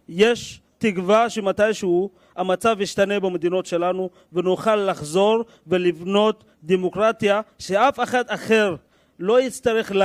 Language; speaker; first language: Hebrew; non-native, fluent; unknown